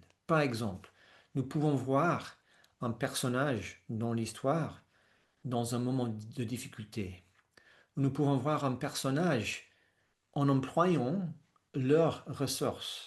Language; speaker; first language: French; non-native, fluent; English